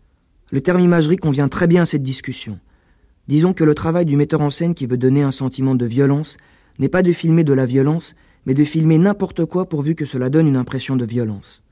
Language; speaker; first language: French; native; French